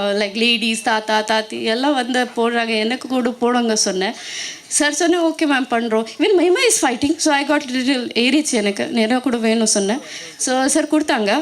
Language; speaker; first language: Tamil; non-native, learner; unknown